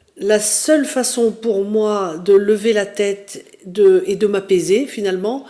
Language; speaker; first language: French; native; French